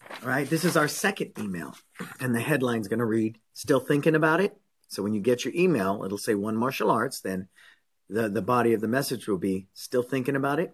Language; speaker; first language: English; native; English